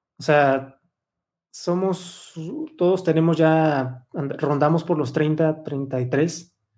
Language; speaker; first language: Spanish; native; Spanish